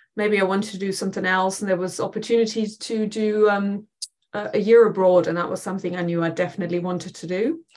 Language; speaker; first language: English; non-native, fluent; German